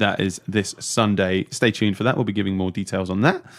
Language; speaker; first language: English; native; English